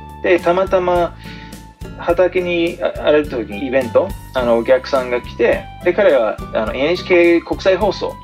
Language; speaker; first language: Japanese; non-native, fluent; English